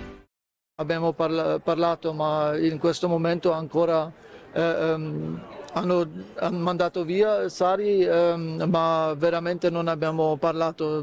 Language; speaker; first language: Italian; non-native, fluent; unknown